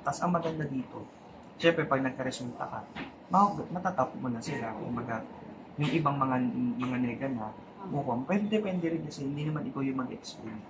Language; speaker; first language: Filipino; native; Filipino